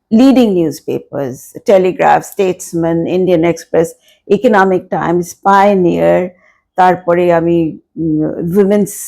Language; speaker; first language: Bangla; native; Bangla